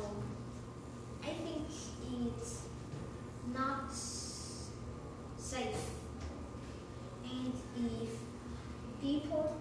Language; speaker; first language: English; non-native, learner; Vietnamese